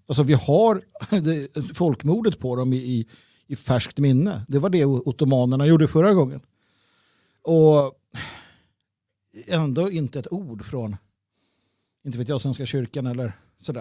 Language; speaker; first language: Swedish; native; Swedish